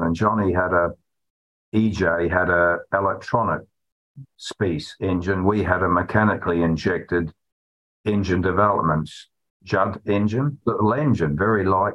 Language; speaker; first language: English; native; English